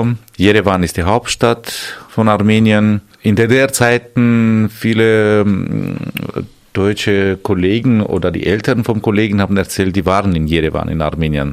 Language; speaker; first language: German; non-native, fluent; Armenian